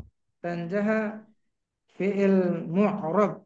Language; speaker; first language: Arabic; non-native, learner; Indonesian